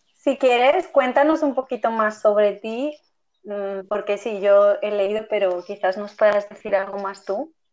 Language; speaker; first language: Spanish; non-native, fluent; Armenian